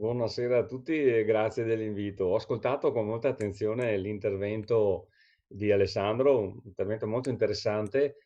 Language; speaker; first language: Italian; native; Italian